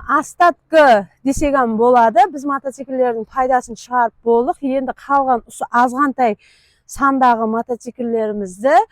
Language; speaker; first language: Uzbek; non-native, local second language; Kara-Kalpak